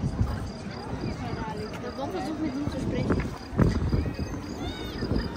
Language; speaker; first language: German; non-native, learner; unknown